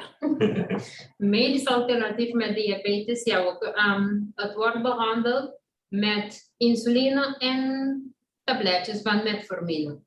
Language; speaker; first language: Dutch; non-native, local second language; Papiamento